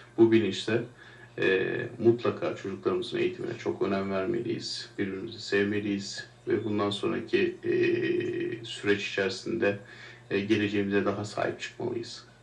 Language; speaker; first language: Turkish; native; Turkish